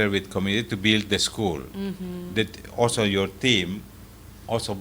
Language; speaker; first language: English; non-native, fluent; Indonesian